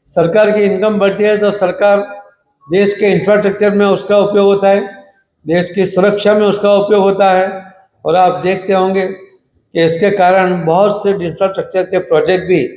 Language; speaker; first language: Hindi; non-native, local second language; Gujarati